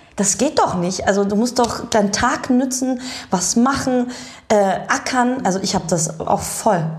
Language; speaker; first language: German; early bilingual, other home language; Bulgarian